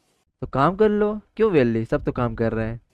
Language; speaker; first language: Hindi; native; Hindi